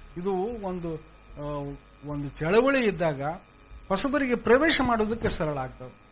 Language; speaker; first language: Kannada; native; Kannada